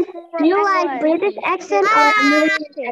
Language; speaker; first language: English; non-native, learner; Indonesian